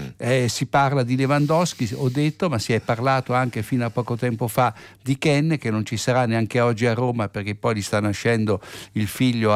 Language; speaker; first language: Italian; native; Italian